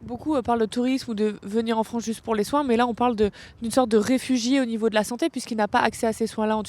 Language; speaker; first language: French; native; French